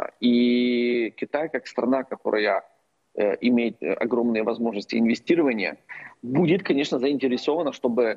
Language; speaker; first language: Russian; non-native, local second language; Ukrainian